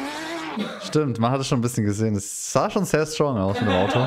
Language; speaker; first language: German; native; German